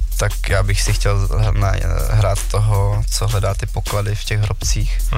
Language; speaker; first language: Czech; early bilingual, other home language; Vietnamese